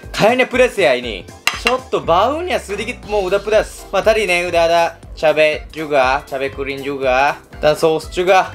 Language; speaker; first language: Indonesian; non-native, learner; Japanese